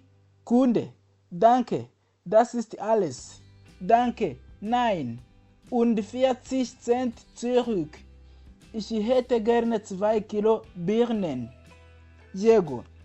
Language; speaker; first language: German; non-native, fluent; Kinyarwanda